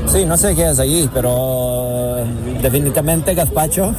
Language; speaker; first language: Spanish; non-native, learner; Serbian